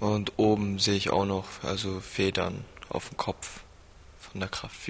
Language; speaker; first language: German; non-native, fluent; Somali